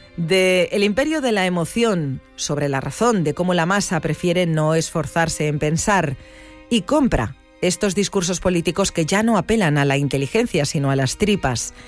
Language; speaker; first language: Spanish; native; Spanish